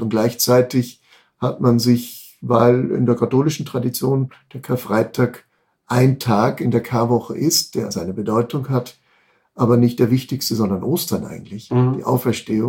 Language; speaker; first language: German; native; German